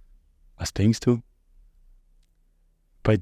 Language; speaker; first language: German; native; German